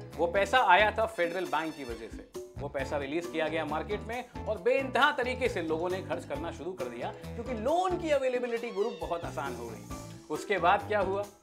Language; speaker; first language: Hindi; native; Hindi